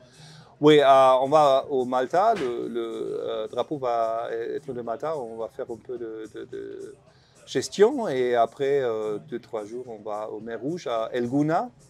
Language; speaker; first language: French; non-native, learner; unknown